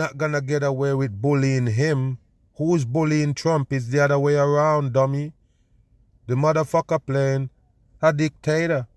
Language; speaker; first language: English; native; English